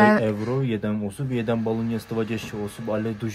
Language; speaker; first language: Polish; non-native, learner; Turkish